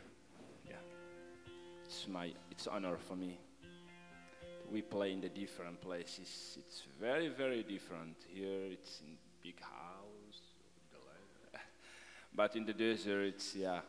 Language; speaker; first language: English; non-native, learner; Tamasheq